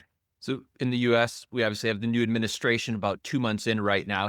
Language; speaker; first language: English; native; English